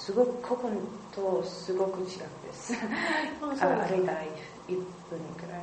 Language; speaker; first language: Japanese; non-native, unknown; English